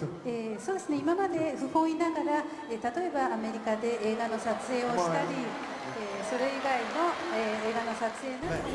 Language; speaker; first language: Japanese; non-native, fluent; Khmer